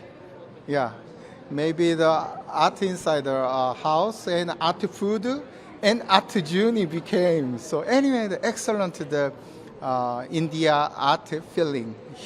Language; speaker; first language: English; non-native, learner; Korean